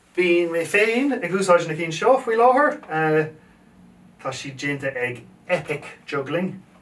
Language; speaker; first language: Irish; native; Irish